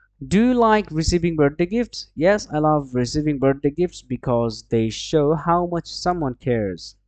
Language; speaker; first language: English; non-native, local second language; Bangla